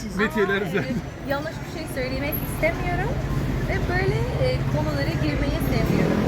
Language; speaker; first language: Turkish; non-native, fluent; English